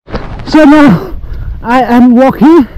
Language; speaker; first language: English; non-native, learner; Nepali